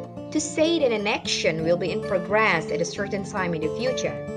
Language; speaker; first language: English; non-native, fluent; Indonesian